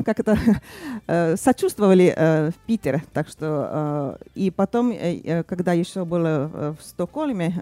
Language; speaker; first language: Russian; non-native, fluent; Finnish